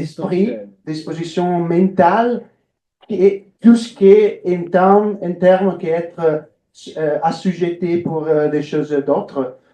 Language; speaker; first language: French; non-native, fluent; Italian